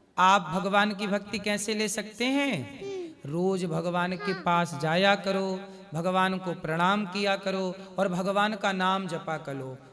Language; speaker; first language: Hindi; native; Hindi